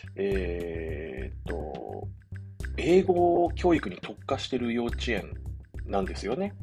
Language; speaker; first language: Japanese; early bilingual, other home language; Chinese